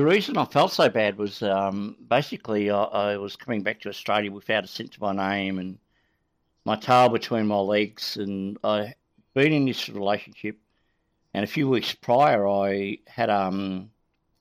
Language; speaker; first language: English; native; English